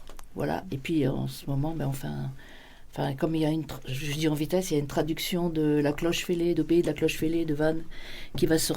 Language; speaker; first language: French; native; French